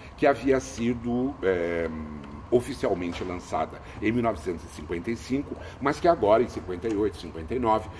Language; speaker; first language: Portuguese; native; Portuguese